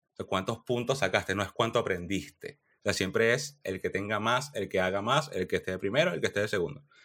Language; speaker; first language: Spanish; native; Spanish